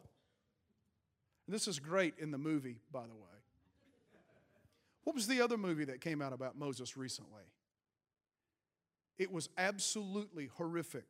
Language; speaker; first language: English; native; English